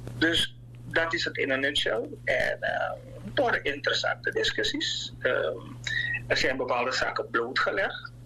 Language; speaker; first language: Dutch; native; Dutch